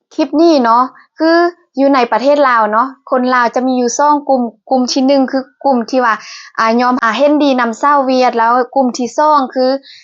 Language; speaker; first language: Thai; native; Thai